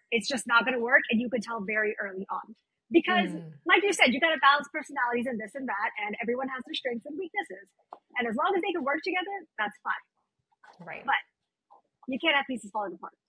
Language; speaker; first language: English; native; English